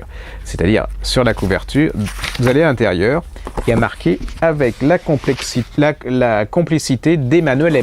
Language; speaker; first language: French; native; French